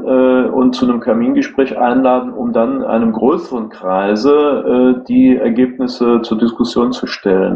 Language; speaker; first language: German; native; German